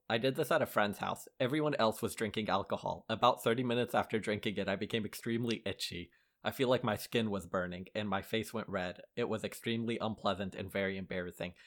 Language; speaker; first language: English; early bilingual, other home language; Arabic